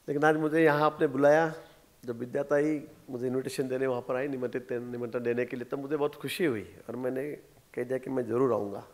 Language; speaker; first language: Hindi; non-native, local second language; Marathi